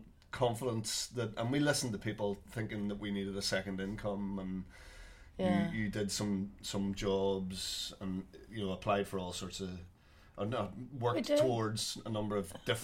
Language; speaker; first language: English; native; English